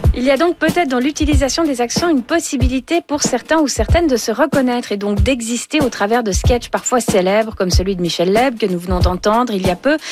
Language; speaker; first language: French; native; French